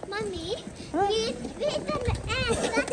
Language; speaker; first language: Swedish; early bilingual, other home language; Mongolian